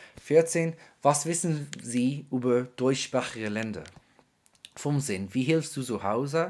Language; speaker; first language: German; non-native, fluent; English